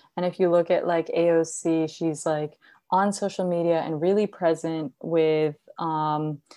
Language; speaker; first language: English; non-native, local second language; Hindi